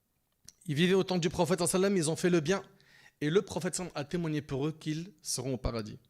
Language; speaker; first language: French; native; French